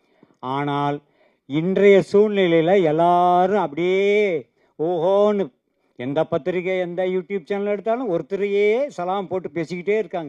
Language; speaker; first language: Tamil; native; Tamil